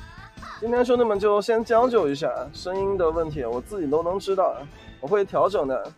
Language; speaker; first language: Chinese; native; Chinese